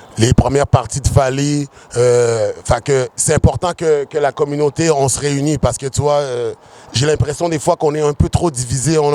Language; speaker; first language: French; early bilingual, other home language; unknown